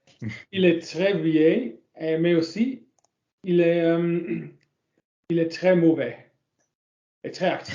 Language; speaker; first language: French; non-native, learner; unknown